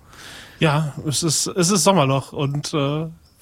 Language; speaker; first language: German; native; German